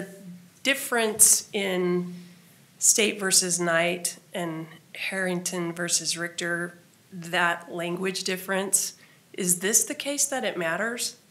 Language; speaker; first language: English; native; English